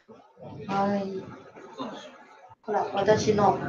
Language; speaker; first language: Japanese; non-native, fluent; Chinese